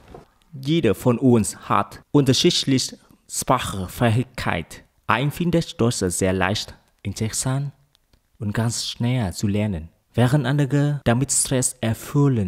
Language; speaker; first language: German; non-native, learner; Vietnamese